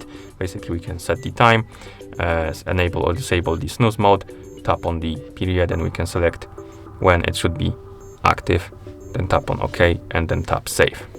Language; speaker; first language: English; non-native, fluent; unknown